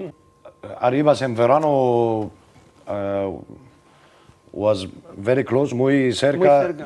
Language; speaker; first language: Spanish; non-native, learner; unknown